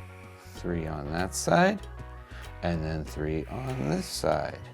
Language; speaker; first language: English; native; English